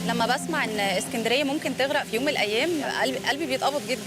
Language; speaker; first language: Arabic; native; Arabic